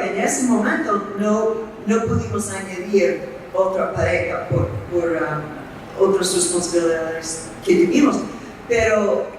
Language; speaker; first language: Spanish; non-native, fluent; English